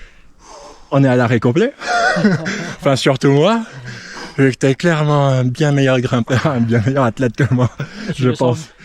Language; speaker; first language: French; native; French